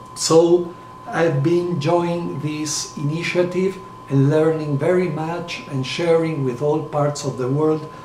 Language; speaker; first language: English; non-native, fluent; Spanish